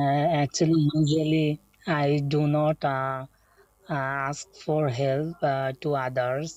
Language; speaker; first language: English; non-native, learner; Bangla